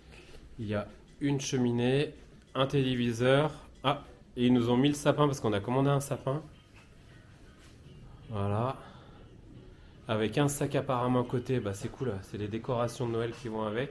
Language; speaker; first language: French; native; French